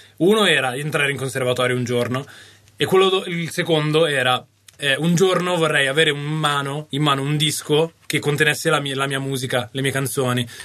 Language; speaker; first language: Italian; native; Italian